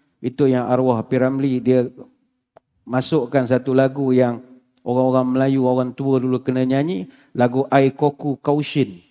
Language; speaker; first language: Malay; native; Malay